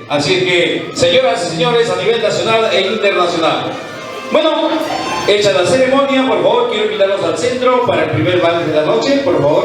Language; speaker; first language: Spanish; native; Spanish